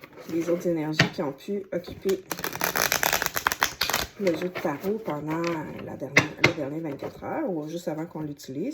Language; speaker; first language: French; native; French